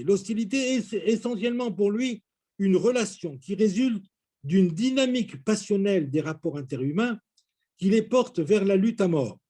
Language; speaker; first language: French; native; French